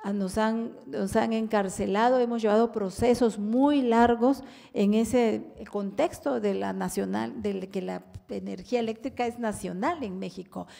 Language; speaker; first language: Spanish; native; Spanish